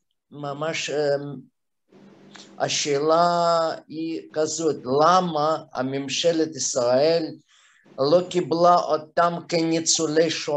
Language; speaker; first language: Hebrew; non-native, fluent; Russian